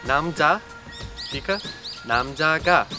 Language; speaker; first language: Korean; non-native, fluent; Portuguese